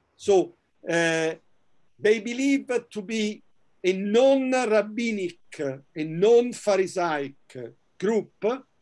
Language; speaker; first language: English; non-native, fluent; Italian